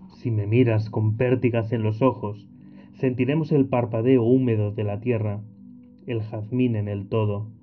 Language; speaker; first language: Spanish; non-native, local second language; Catalan